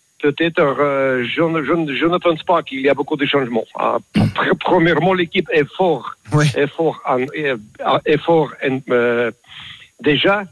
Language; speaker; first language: French; non-native, learner; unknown